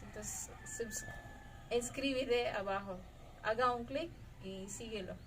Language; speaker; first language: Spanish; non-native, learner; Filipino